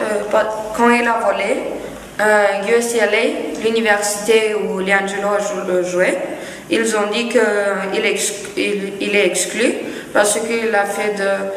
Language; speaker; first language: French; non-native, learner; Lithuanian